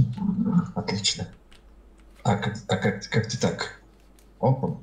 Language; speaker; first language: Russian; native; Russian